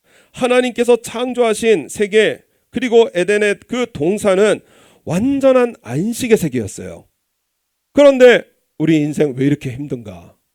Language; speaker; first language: Korean; native; Korean